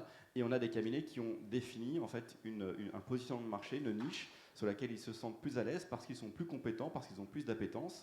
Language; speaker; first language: French; native; French